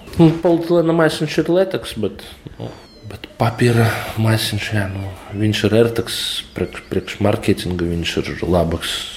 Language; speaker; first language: Latvian; non-native, local second language; Russian